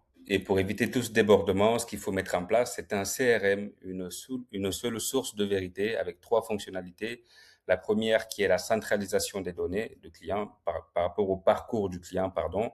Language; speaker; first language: French; native; French